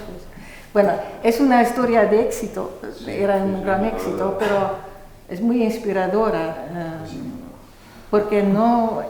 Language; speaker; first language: Spanish; non-native, fluent; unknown